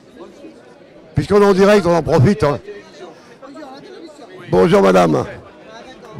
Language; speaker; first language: French; native; French